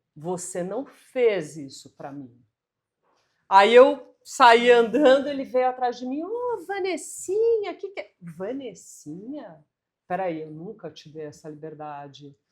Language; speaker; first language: Portuguese; native; Portuguese